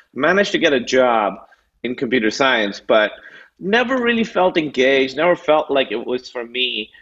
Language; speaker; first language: English; non-native, local second language; Urdu